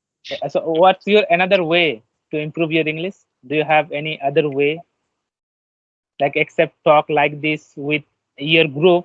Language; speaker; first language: English; non-native, learner; Bangla